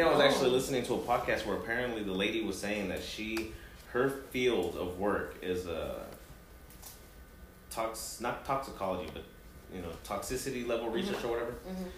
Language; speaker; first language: English; early bilingual, other home language; Spanish